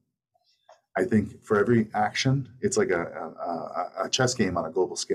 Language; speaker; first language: English; native; English